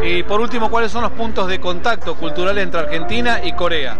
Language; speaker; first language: Spanish; native; Spanish